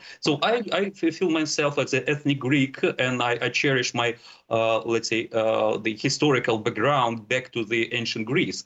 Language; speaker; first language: English; non-native, fluent; Russian